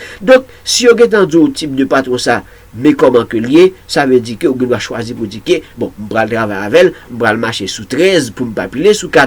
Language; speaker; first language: French; non-native, local second language; Haitian Creole